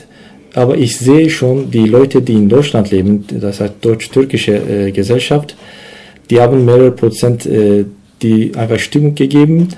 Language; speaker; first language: German; non-native, learner; Turkish